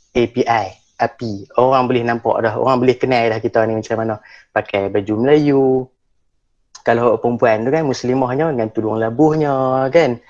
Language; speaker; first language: Malay; native; Malay